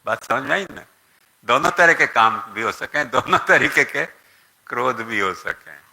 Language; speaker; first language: Hindi; non-native, local second language; Gujarati